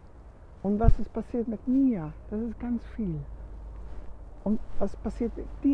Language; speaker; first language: German; non-native, learner; Dutch